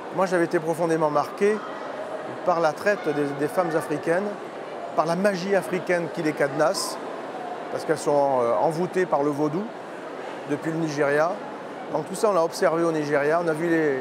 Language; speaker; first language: French; native; French